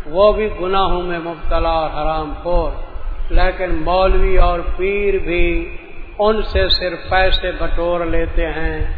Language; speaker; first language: Urdu; non-native, local second language; Saraiki